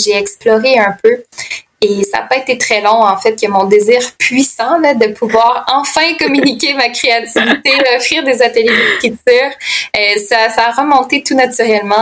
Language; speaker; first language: French; native; French